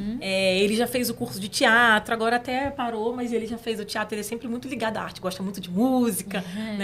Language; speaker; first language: Portuguese; native; Portuguese